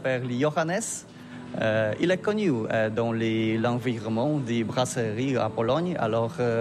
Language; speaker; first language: French; non-native, learner; Polish